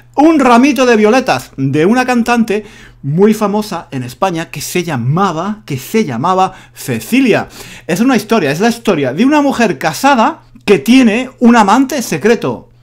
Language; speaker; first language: Spanish; native; Spanish